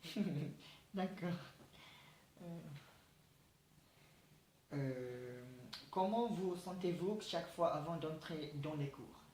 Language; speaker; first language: French; non-native, learner; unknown